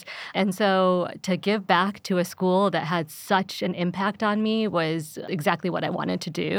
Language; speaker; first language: English; early bilingual, other home language; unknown